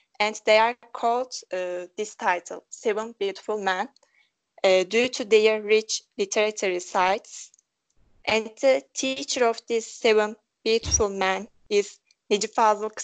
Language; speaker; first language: English; non-native, local second language; Turkish